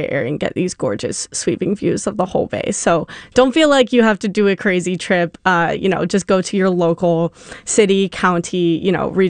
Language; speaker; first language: English; native; English